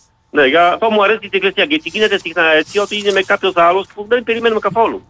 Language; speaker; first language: Greek; non-native, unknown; Polish